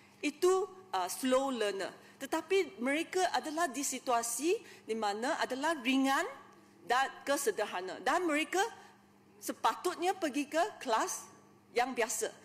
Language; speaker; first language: Malay; non-native, local second language; Chinese